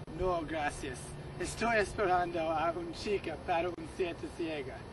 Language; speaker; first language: Spanish; non-native, learner; English